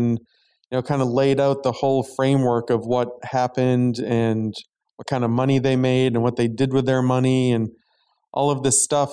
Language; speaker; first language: English; native; English